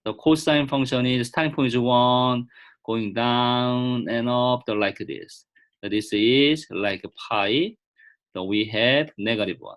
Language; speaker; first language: English; non-native, fluent; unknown